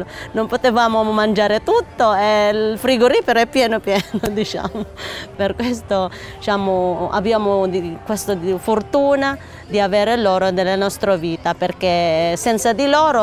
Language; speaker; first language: Italian; non-native, learner; Filipino